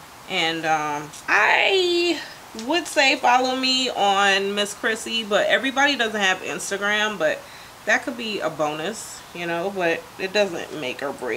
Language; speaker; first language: English; native; English